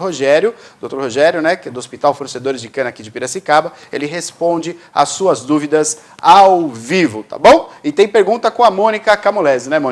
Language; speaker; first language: Portuguese; native; Portuguese